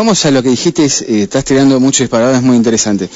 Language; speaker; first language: Spanish; native; Spanish